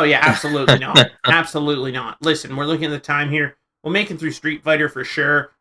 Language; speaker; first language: English; native; English